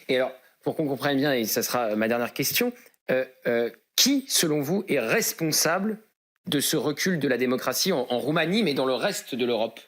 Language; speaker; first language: French; native; French